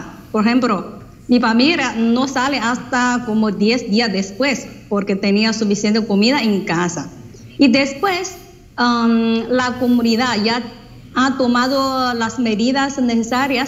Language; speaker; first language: Spanish; non-native, fluent; Chinese